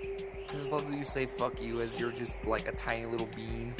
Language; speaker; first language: English; native; English